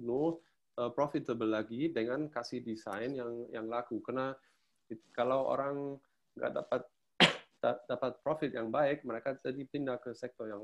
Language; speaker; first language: Indonesian; non-native, fluent; German